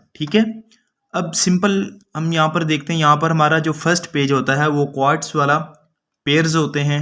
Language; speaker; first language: Urdu; native; Urdu